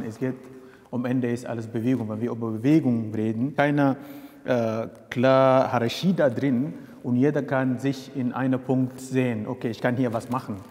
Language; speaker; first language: German; non-native, fluent; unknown